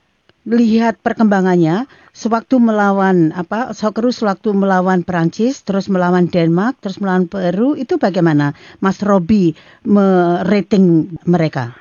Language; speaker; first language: Indonesian; native; Indonesian